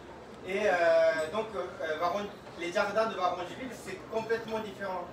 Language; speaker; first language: French; non-native, fluent; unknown